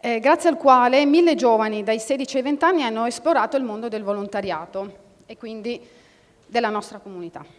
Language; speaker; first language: Italian; native; Italian